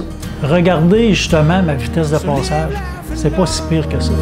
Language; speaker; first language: French; native; French